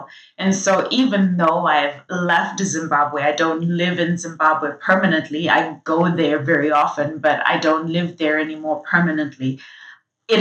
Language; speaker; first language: English; non-native, local second language; Shona